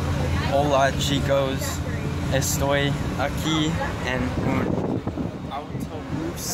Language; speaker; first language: Spanish; non-native, learner; English